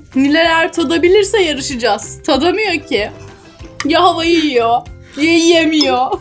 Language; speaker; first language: Turkish; non-native, fluent; Russian